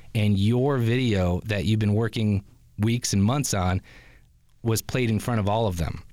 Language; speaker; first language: English; native; English